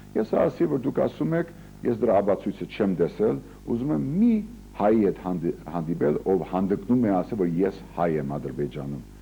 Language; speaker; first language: Armenian; early bilingual, heritage; Armenian